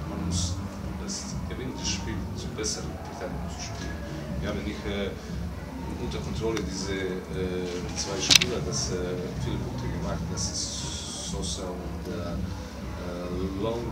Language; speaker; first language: German; non-native, learner; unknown